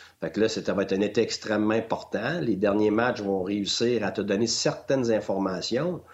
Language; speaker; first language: French; native; French